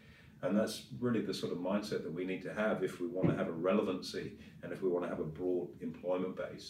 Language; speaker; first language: English; native; English